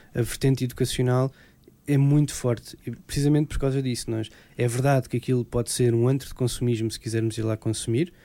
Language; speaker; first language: Portuguese; native; Portuguese